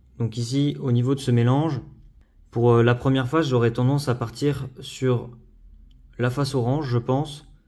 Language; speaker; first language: French; native; French